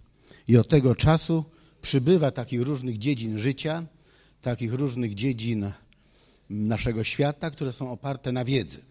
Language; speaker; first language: Polish; native; Polish